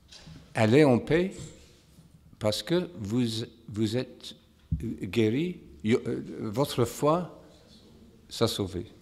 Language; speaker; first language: French; non-native, fluent; English